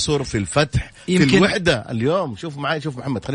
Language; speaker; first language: Arabic; native; Arabic